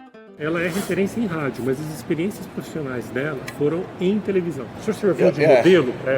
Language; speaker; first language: Portuguese; native; Portuguese